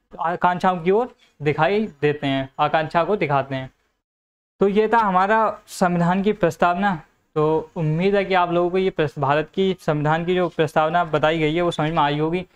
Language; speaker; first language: Hindi; native; Hindi